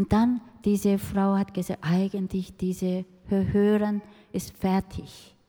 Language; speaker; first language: German; non-native, fluent; Korean